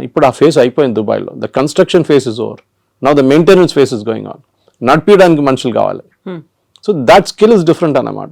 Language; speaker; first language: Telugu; non-native, local second language; Malayalam